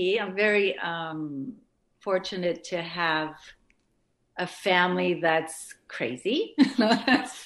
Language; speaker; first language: English; early bilingual, other home language; French